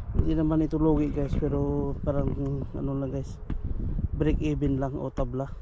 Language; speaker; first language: Filipino; non-native, local second language; Cebuano